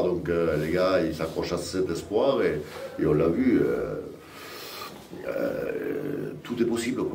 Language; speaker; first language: French; native; French